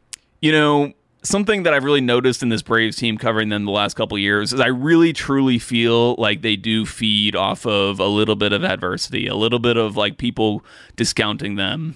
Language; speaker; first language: English; native; English